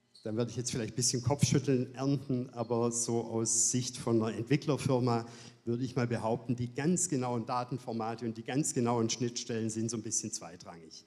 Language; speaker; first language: German; native; German